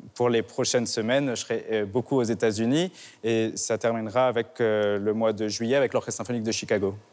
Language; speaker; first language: French; native; French